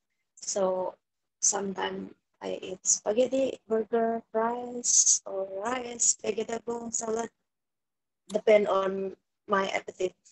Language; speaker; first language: English; non-native, learner; Indonesian